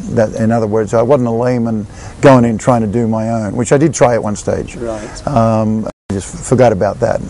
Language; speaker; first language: English; native; English